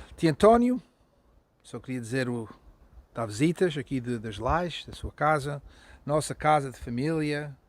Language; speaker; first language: Portuguese; non-native, learner; English